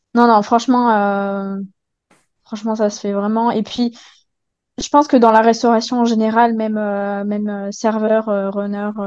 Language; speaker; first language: French; native; French